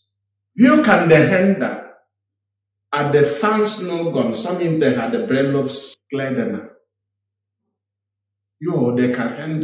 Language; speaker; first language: Swedish; non-native, fluent; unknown